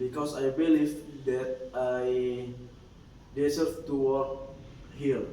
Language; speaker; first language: English; non-native, learner; Indonesian